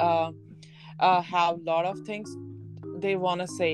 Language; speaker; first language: English; non-native, local second language; Hindi